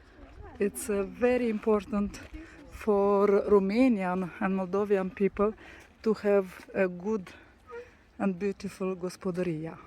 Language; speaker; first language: English; non-native, learner; Romanian